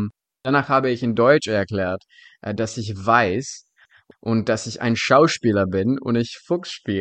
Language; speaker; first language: German; non-native, fluent; Czech